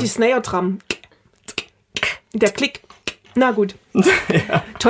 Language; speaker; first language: German; native; German